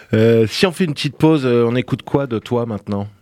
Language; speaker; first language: French; native; French